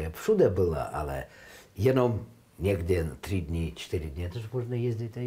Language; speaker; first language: Czech; non-native, learner; Russian